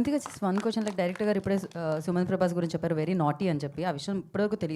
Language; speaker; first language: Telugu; native; Telugu